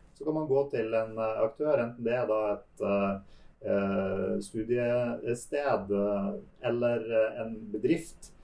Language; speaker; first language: Norwegian; native; Norwegian